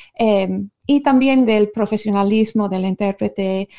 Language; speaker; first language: Spanish; non-native, fluent; English